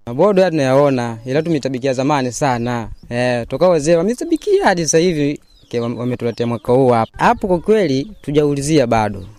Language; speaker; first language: Swahili; non-native, local second language; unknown